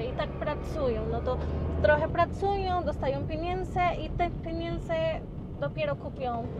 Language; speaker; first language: Polish; non-native, learner; Spanish